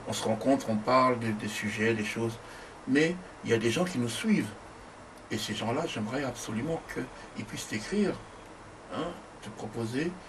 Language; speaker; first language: French; non-native, local second language; Lingala